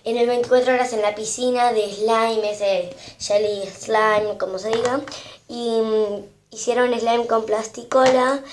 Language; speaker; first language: Spanish; native; Spanish